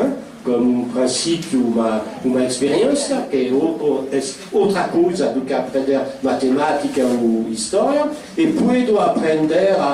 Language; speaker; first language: Portuguese; non-native, fluent; French